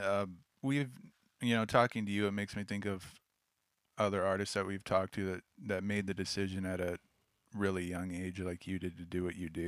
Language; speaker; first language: English; native; English